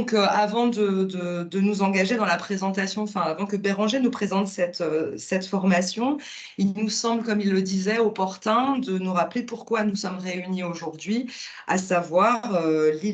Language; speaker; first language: French; native; French